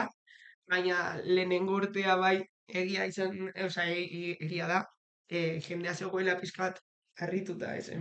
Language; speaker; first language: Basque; non-native, local second language; Spanish